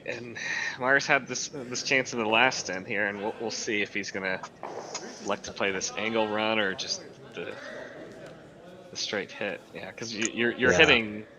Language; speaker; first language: English; native; English